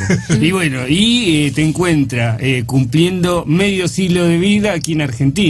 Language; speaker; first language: Spanish; native; Spanish